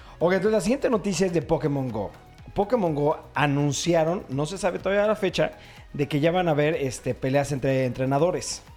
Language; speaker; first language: Spanish; native; Spanish